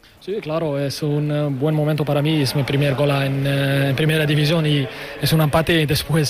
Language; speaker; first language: Spanish; non-native, learner; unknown